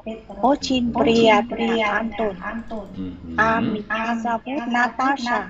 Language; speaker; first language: Russian; non-native, learner; Vietnamese